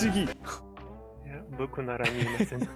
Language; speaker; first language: Japanese; non-native, learner; French